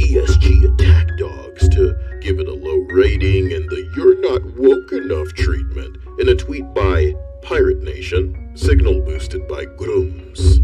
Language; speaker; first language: English; native; English